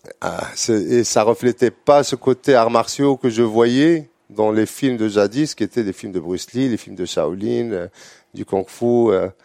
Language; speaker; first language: French; non-native, local second language; Arabic